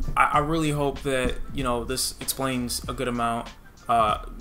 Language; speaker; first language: English; native; English